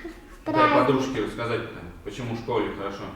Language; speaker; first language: Russian; native; Russian